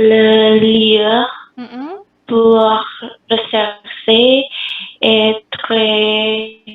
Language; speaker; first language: French; non-native, learner; Indonesian